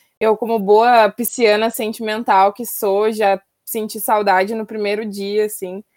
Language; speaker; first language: Portuguese; native; Portuguese